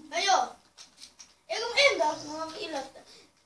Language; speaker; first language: Finnish; native; Finnish